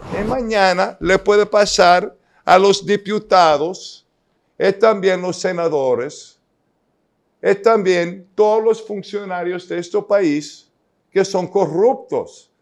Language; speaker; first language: Spanish; non-native, fluent; Italian